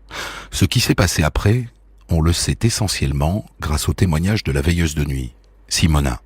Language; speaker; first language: French; native; French